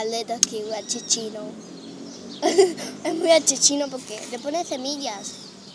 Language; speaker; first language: Spanish; native; Spanish